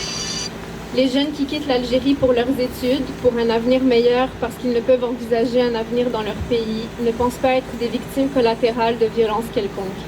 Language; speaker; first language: French; early bilingual, other home language; Arabic